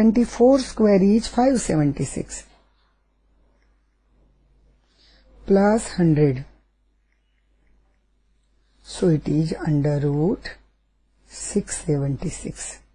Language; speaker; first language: English; non-native, local second language; Gujarati